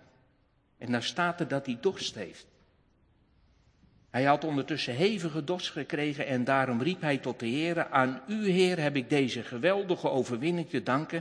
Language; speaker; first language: Dutch; native; Dutch